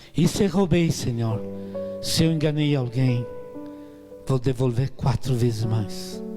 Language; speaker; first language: Portuguese; non-native, fluent; Italian